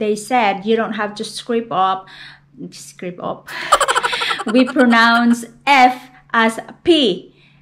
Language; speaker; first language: English; non-native, local second language; Cebuano